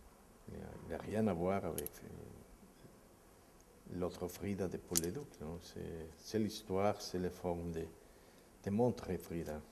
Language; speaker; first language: French; non-native, fluent; Spanish